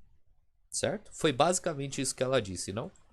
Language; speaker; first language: Portuguese; native; Portuguese